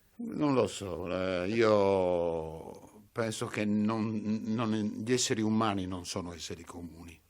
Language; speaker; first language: Italian; native; Italian